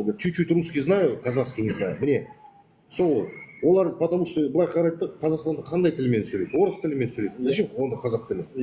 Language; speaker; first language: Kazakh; non-native, local second language; Russian